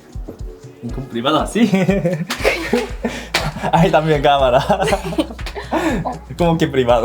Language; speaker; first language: Spanish; non-native, learner; Korean